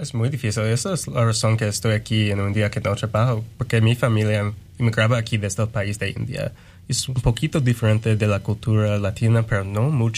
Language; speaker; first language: Spanish; non-native, learner; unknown